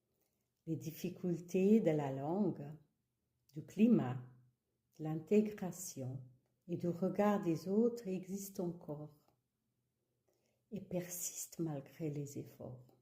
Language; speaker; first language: French; early bilingual, other home language; Kabuverdianu